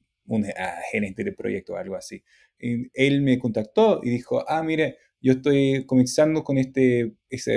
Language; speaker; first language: Spanish; non-native, fluent; English